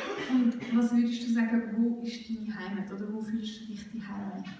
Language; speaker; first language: German; native; German